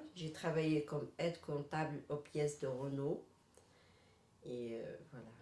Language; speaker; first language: French; non-native, local second language; Arabic